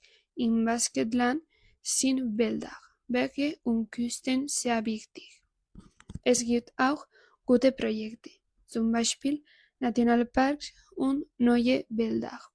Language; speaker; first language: German; non-native, learner; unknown